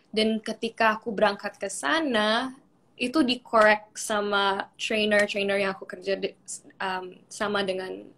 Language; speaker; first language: Indonesian; early bilingual, other home language; English